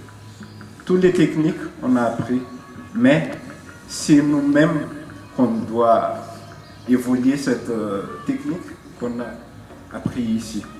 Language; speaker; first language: French; non-native, local second language; Malagasy